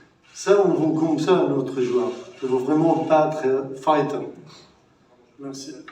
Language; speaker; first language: French; non-native, learner; Arabic